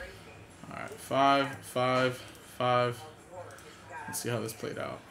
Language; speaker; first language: English; native; English